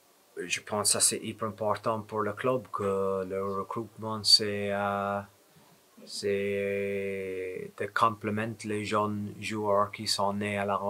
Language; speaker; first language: French; non-native, fluent; English